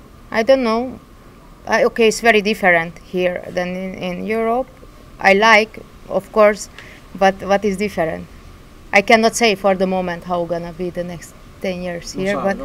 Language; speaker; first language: English; non-native, learner; Hungarian